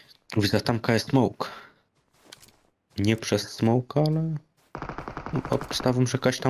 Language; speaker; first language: Polish; native; Polish